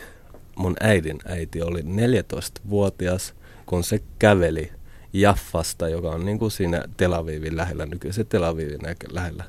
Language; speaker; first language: Finnish; early bilingual, other home language; Arabic